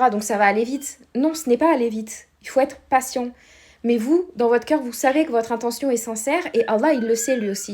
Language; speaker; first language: French; native; French